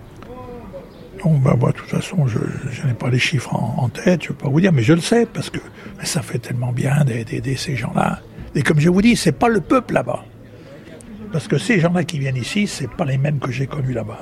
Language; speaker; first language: French; native; French